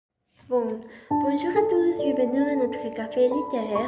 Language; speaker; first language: French; non-native, learner; Spanish